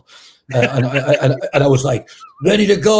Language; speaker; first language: English; native; English